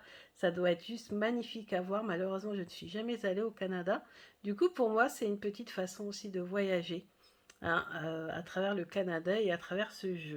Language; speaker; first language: French; native; French